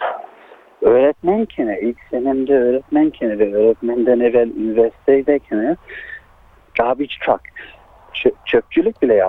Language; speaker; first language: Turkish; early bilingual, heritage; Turkish